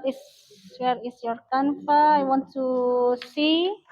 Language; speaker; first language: English; non-native, learner; Indonesian